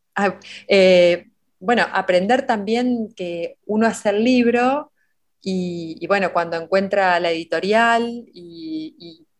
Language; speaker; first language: Spanish; native; Spanish